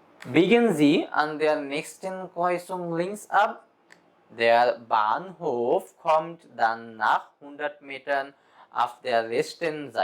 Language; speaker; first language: German; non-native, fluent; Bangla